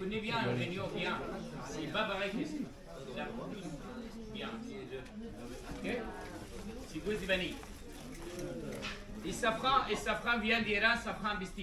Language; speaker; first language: French; non-native, learner; Arabic